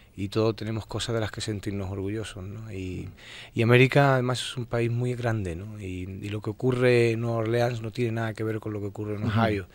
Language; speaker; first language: Spanish; native; Spanish